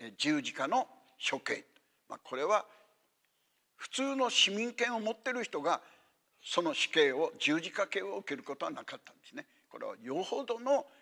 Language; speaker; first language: Japanese; native; Japanese